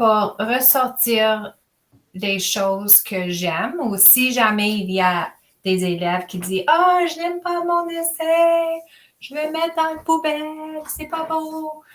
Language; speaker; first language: French; non-native, fluent; English